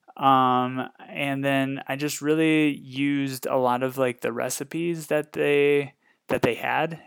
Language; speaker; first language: English; native; English